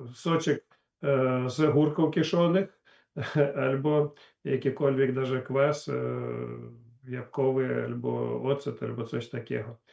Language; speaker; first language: Polish; non-native, learner; Russian